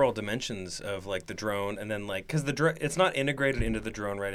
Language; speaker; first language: English; native; English